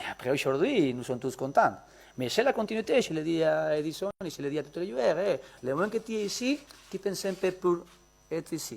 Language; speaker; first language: French; non-native, learner; Spanish